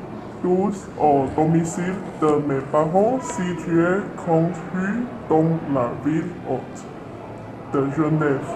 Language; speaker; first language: French; non-native, learner; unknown